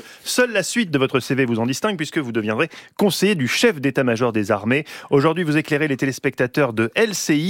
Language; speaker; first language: French; native; French